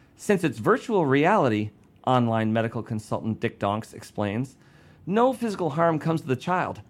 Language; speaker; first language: English; native; English